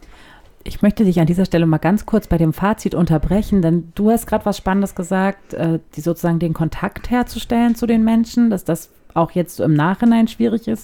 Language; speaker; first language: German; native; German